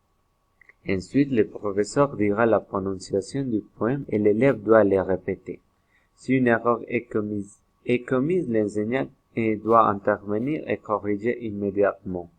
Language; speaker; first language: French; non-native, learner; Spanish